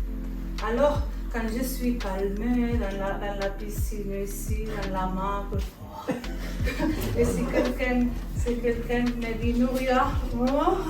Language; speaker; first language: French; non-native, fluent; Spanish